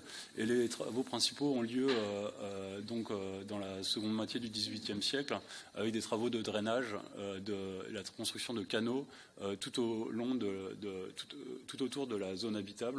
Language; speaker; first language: French; native; French